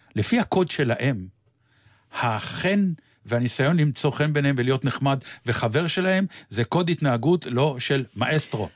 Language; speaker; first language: Hebrew; native; Hebrew